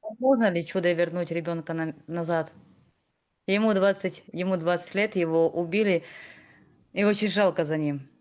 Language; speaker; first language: Russian; native; Russian